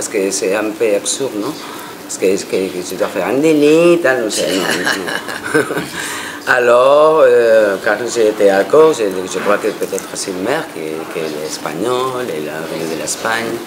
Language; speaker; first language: French; non-native, fluent; Spanish